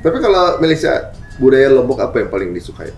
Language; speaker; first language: Indonesian; native; Indonesian